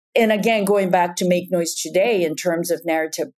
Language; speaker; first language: English; non-native, fluent; Japanese